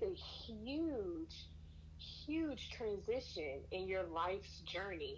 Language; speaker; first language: English; native; English